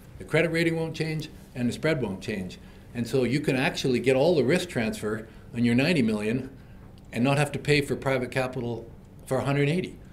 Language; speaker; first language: English; native; English